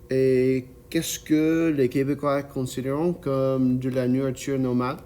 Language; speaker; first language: French; non-native, learner; English